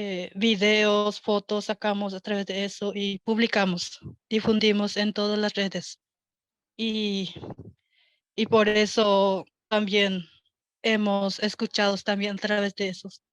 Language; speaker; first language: Spanish; non-native, local second language; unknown